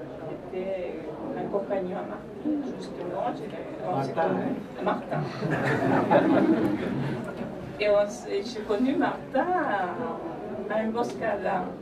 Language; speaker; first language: French; non-native, fluent; Spanish